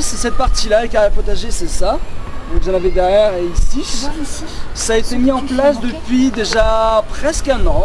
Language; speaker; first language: French; native; French